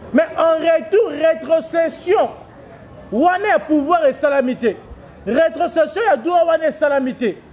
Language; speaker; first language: French; non-native, local second language; Lingala